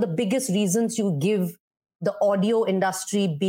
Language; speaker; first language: English; non-native, local second language; Hindi